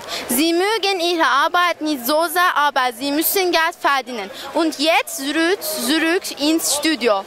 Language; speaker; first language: German; non-native, learner; Turkish